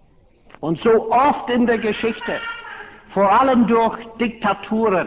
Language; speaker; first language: German; non-native, fluent; English